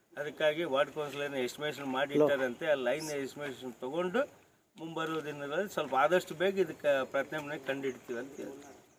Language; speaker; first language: Kannada; native; Kannada